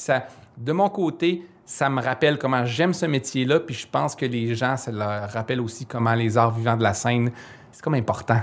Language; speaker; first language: French; native; French